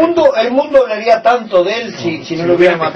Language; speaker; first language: Spanish; native; Spanish